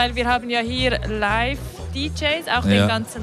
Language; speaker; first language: German; native; German